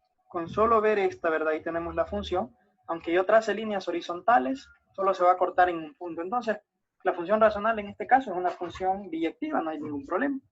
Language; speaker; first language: Spanish; native; Spanish